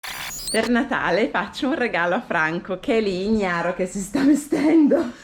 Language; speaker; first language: Italian; native; Italian